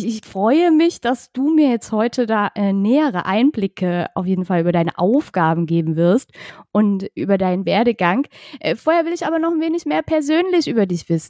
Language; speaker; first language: German; native; German